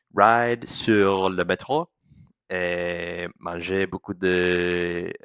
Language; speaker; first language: French; non-native, learner; English